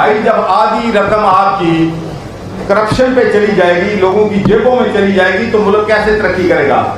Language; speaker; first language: Urdu; non-native, local second language; Punjabi